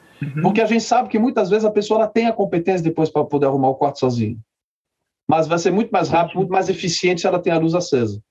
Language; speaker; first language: Portuguese; non-native, fluent; French